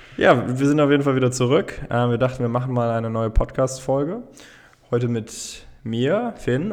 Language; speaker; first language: German; native; German